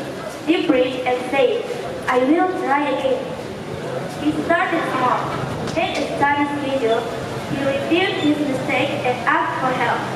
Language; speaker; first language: English; non-native, learner; Indonesian